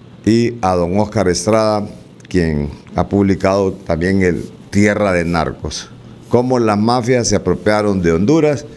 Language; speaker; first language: Spanish; native; Spanish